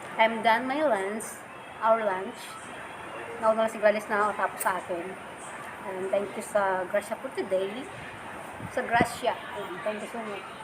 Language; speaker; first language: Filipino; non-native, local second language; Waray